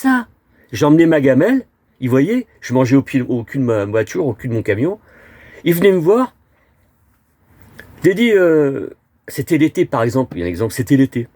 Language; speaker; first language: French; native; French